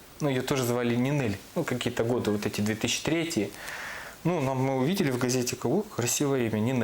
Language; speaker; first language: Russian; native; Russian